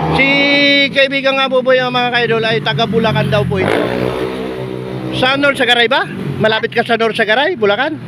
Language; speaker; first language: Filipino; non-native, local second language; Bikol